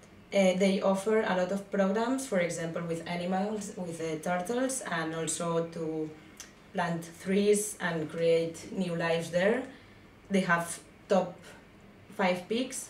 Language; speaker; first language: English; non-native, learner; Spanish